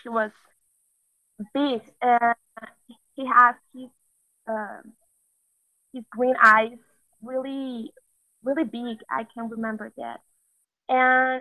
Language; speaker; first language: English; non-native, fluent; Spanish